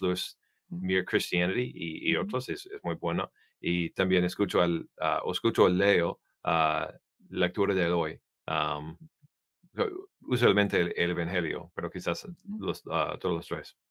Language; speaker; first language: Spanish; non-native, learner; English